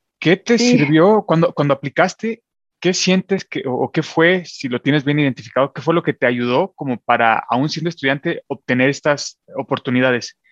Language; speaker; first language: Spanish; native; Spanish